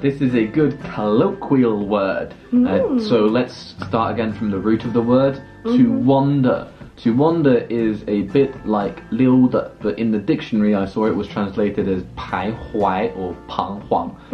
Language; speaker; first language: English; native; English